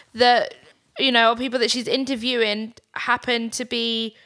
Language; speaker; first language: English; native; English